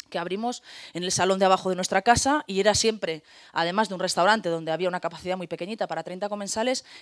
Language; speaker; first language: Spanish; native; Spanish